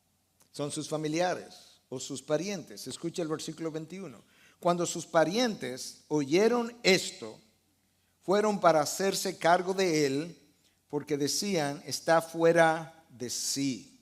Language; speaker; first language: Spanish; native; Spanish